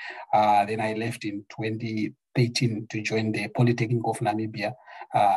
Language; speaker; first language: English; non-native, local second language; Shona